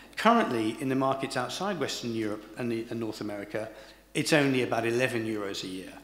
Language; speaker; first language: English; native; English